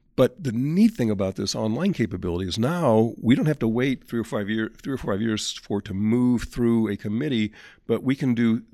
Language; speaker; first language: English; native; English